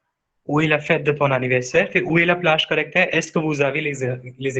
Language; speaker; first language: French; non-native, fluent; Hindi